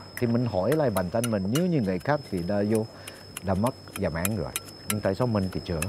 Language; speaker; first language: Vietnamese; non-native, fluent; Malay